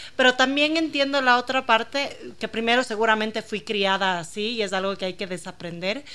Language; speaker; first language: Spanish; native; Spanish